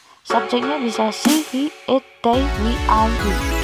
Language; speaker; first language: English; non-native, learner; Javanese